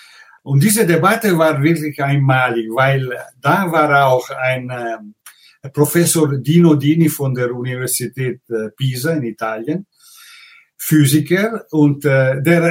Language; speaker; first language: German; non-native, fluent; Italian